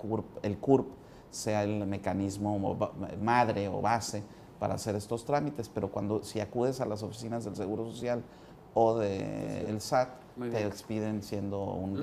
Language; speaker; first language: Spanish; native; Spanish